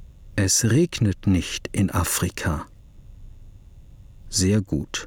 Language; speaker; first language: German; non-native, fluent; English